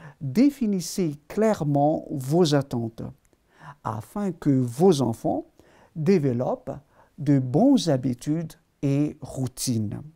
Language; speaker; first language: French; non-native, local second language; Malagasy